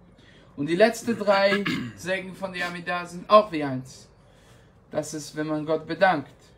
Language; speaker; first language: German; non-native, fluent; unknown